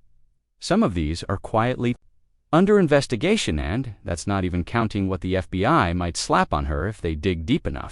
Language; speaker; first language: English; native; English